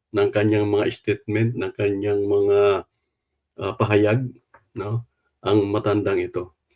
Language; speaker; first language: Filipino; non-native, local second language; Cebuano